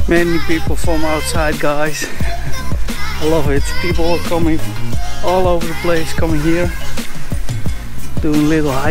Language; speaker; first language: English; non-native, fluent; Dutch